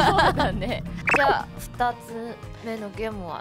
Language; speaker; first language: Japanese; non-native, fluent; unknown